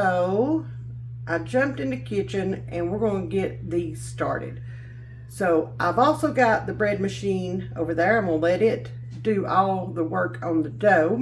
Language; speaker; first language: English; native; English